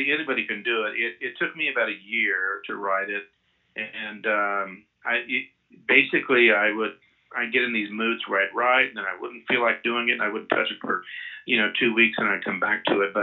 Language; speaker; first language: English; native; English